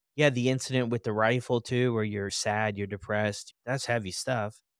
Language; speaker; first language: English; native; English